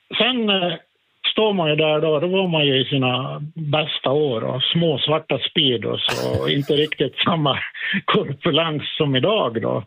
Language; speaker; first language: Swedish; native; Swedish